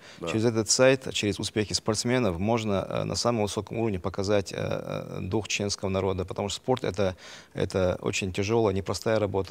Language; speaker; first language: Russian; non-native, local second language; Chechen